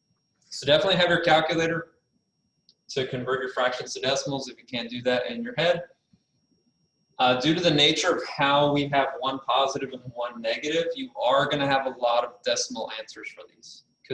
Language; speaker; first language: English; native; English